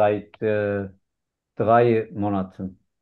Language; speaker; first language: German; non-native, learner; Turkish